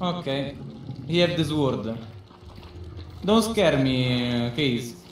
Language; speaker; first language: English; non-native, learner; Italian